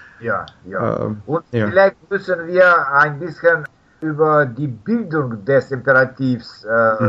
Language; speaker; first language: German; non-native, learner; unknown